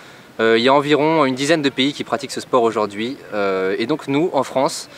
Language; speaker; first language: French; native; French